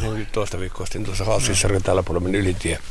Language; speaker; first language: Finnish; native; Finnish